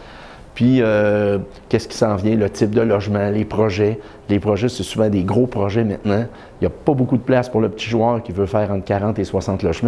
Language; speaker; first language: French; native; French